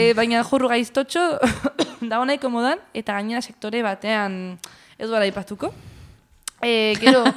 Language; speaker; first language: Basque; early bilingual, heritage; Basque